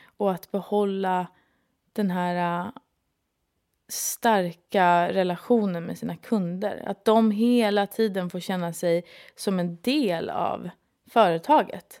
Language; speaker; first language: Swedish; native; Swedish